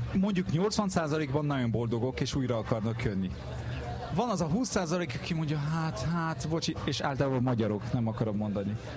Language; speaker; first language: Hungarian; non-native, fluent; French